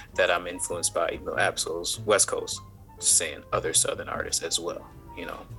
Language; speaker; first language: English; native; English